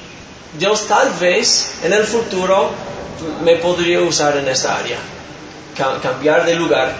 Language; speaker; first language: Spanish; non-native, fluent; English